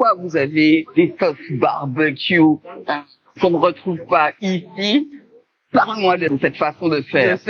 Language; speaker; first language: French; native; French